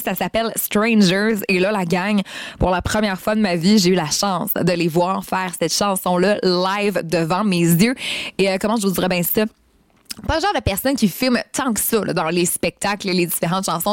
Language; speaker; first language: French; native; French